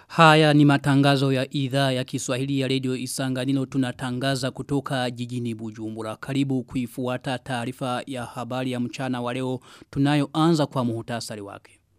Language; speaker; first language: Swahili; non-native, local second language; Rundi